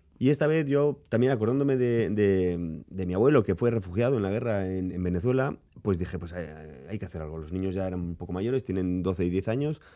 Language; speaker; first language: Spanish; native; Spanish